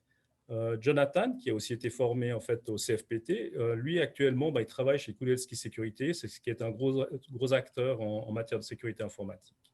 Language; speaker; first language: French; native; French